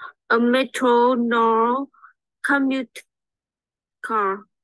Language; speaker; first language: English; non-native, learner; Vietnamese